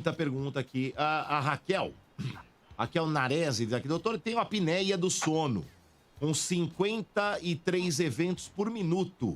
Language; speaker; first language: Portuguese; native; Portuguese